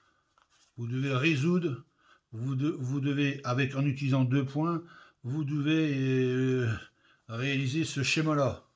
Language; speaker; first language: French; native; French